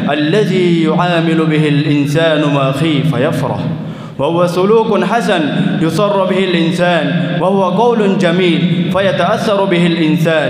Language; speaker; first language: Arabic; non-native, learner; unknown